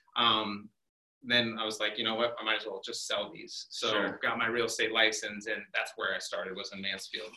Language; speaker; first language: English; native; English